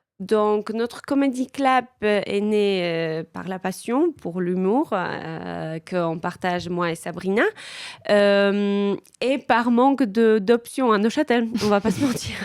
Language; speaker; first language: French; non-native, fluent; Polish